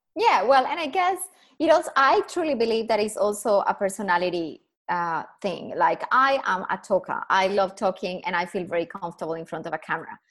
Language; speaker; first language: English; non-native, fluent; Spanish